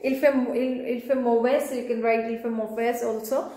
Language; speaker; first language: French; non-native, fluent; Punjabi